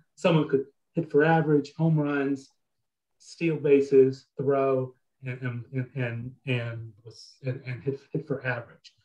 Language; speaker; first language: English; native; English